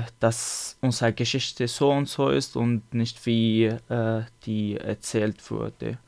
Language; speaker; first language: German; non-native, learner; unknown